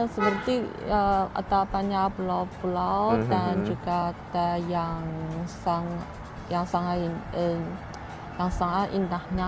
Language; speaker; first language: Indonesian; non-native, learner; Chinese